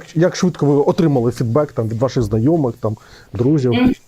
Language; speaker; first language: Ukrainian; non-native, local second language; Russian